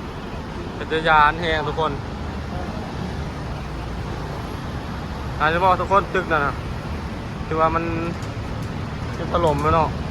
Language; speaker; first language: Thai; non-native, learner; Lao